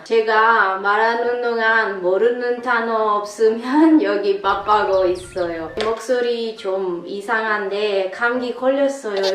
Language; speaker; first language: Korean; non-native, learner; Italian